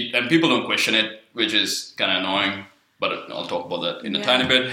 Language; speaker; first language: English; non-native, local second language; Sinhala